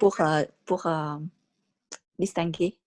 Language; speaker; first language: French; non-native, learner; Vietnamese